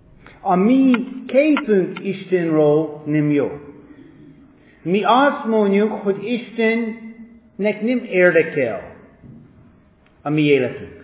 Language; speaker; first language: Hungarian; non-native, fluent; English